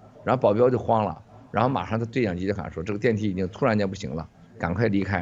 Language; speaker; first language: Chinese; native; Chinese